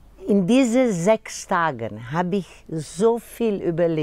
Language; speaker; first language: German; non-native, learner; Portuguese